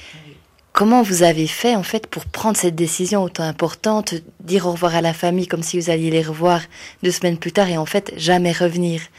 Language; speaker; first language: French; native; French